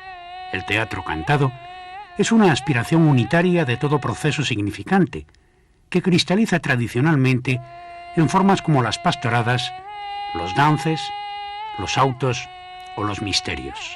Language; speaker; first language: Spanish; native; Spanish